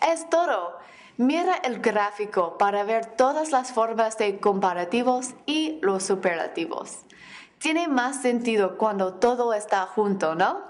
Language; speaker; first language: Spanish; non-native, fluent; English